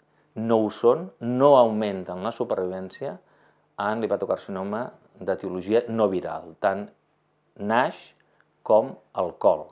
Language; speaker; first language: Catalan; native; Catalan